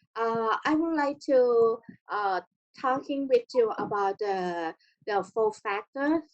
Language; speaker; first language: English; non-native, learner; Thai